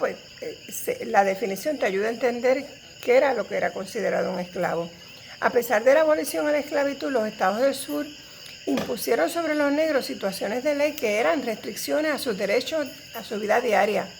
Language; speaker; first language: Spanish; native; Spanish